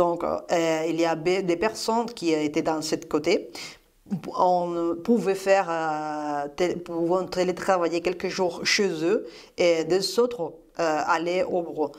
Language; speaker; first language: French; non-native, fluent; Spanish